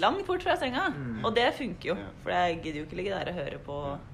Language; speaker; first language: Norwegian; native; Norwegian